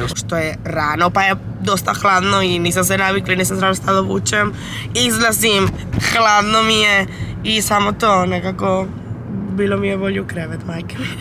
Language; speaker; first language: Bosnian; early bilingual, heritage; Bosnian